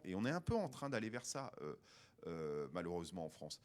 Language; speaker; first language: French; native; French